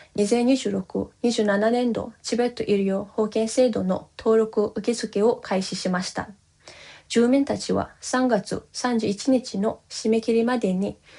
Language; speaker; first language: Japanese; non-native, fluent; Tibetan